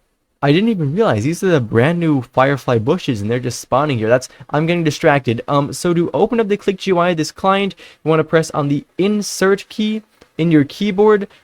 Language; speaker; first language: English; non-native, fluent; Dutch